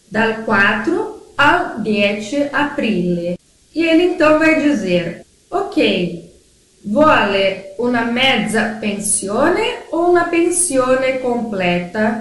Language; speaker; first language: Italian; non-native, fluent; Portuguese